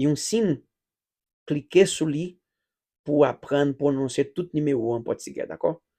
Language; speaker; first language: French; non-native, local second language; Haitian Creole